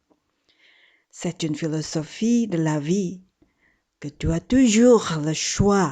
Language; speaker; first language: French; non-native, fluent; English